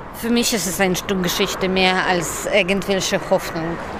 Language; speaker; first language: German; non-native, fluent; Russian